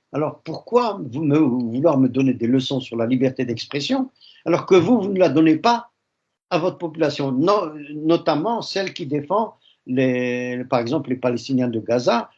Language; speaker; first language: French; early bilingual, other home language; Arabic